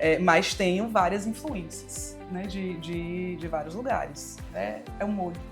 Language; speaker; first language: Portuguese; early bilingual, heritage; Portuguese